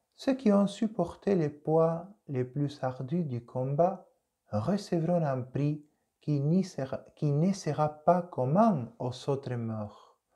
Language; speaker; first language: French; non-native, fluent; Spanish